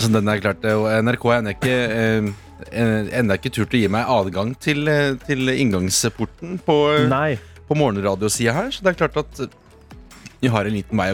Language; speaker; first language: Norwegian; native; Norwegian